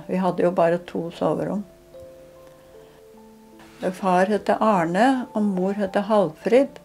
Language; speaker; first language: Norwegian; native; Norwegian